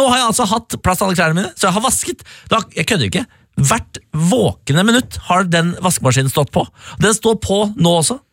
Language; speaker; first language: Norwegian; native; Norwegian